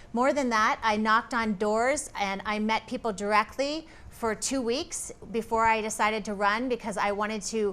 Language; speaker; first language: English; native; English